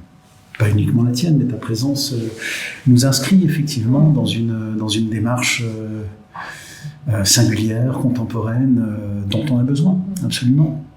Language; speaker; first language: French; native; French